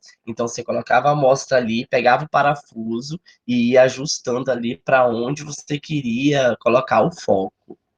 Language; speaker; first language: Portuguese; native; Portuguese